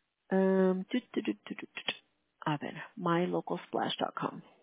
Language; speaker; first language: English; early bilingual, other home language; Spanish